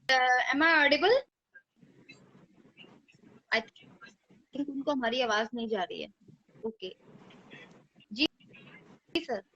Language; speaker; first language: Hindi; native; Hindi